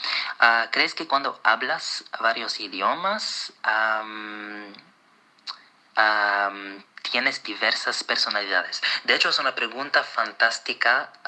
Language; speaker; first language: Spanish; non-native, fluent; Arabic